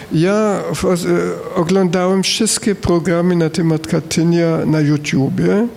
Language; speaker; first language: Polish; non-native, fluent; German